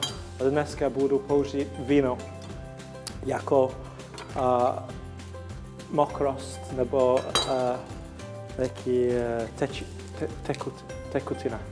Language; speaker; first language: Czech; non-native, learner; English